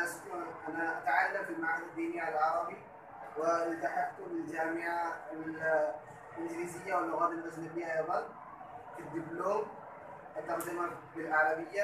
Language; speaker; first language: Arabic; non-native, learner; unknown